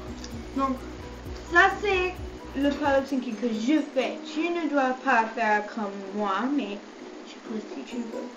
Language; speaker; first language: French; non-native, learner; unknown